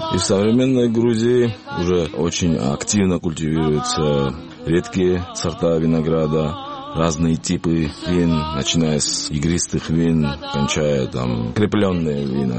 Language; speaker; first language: Russian; non-native, local second language; Georgian